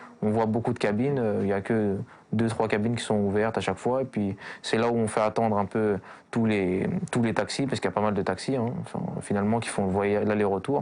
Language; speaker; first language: French; early bilingual, other home language; Kurdish